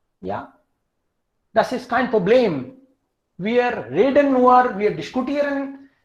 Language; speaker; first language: German; non-native, fluent; Hindi